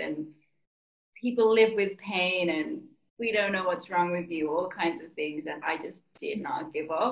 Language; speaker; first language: English; native; English